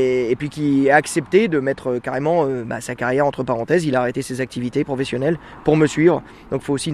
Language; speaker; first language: French; native; French